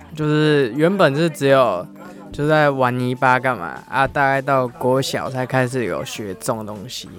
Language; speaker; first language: Chinese; native; Chinese